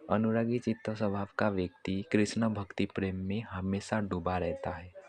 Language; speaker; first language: Hindi; non-native, local second language; Assamese